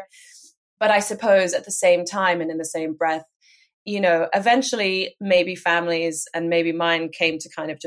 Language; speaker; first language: English; native; English